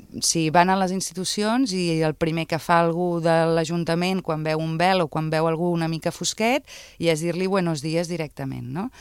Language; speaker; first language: Catalan; native; Catalan